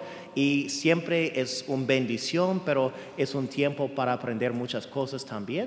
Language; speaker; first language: Spanish; non-native, fluent; English